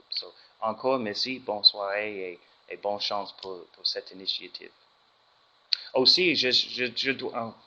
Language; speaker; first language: French; non-native, learner; English